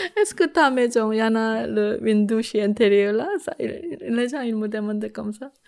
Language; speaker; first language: French; non-native, learner; Korean